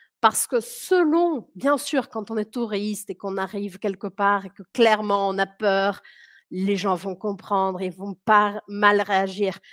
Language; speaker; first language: French; early bilingual, heritage; French